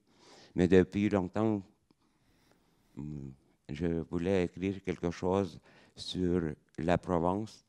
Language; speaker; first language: French; non-native, fluent; Lithuanian